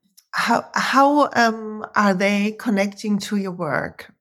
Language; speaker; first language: English; non-native, fluent; German